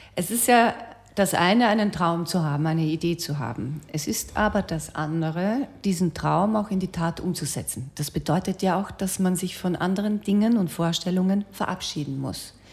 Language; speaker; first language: German; native; German